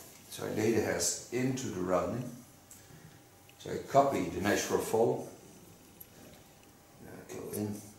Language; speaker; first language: English; non-native, fluent; Dutch